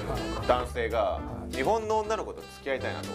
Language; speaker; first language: Japanese; native; Japanese